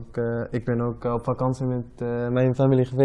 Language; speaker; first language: Dutch; non-native, learner; Arabic